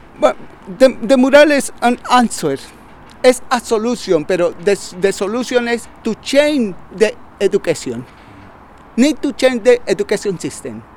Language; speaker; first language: English; non-native, learner; Spanish